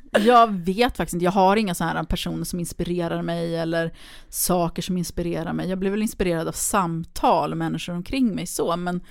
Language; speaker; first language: Swedish; early bilingual, other home language; Greek